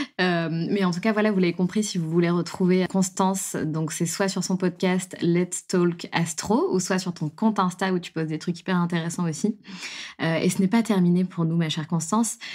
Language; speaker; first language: French; native; French